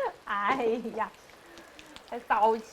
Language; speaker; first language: Chinese; native; Chinese